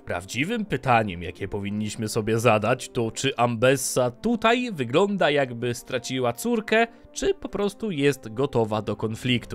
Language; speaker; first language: Polish; native; Polish